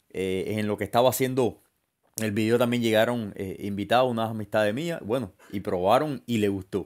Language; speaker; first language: Spanish; native; Spanish